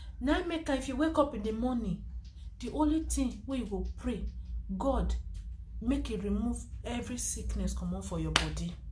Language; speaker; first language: Nigerian Pidgin; non-native, local second language; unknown